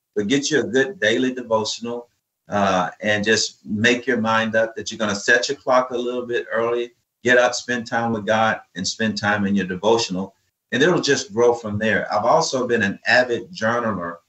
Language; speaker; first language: English; native; English